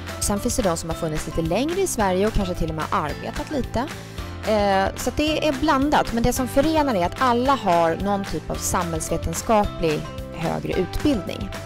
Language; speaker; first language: Swedish; native; Swedish